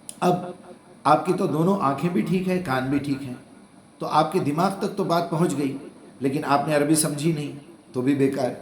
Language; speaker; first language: Urdu; native; Urdu